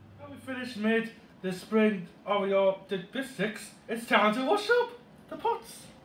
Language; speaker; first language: English; native; English